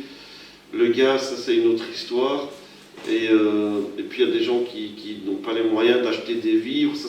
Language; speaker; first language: French; native; French